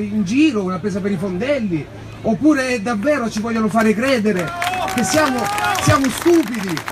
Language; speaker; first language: Italian; native; Italian